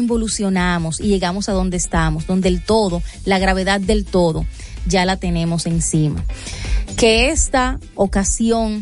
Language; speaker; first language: Spanish; native; Spanish